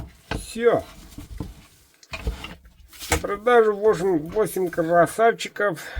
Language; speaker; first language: Russian; non-native, local second language; Yakut